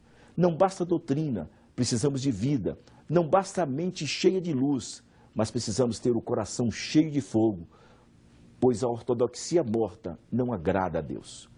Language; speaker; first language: Portuguese; native; Portuguese